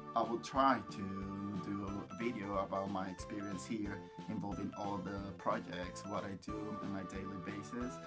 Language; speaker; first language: English; non-native, fluent; Spanish